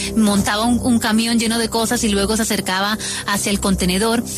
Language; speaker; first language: Spanish; native; Spanish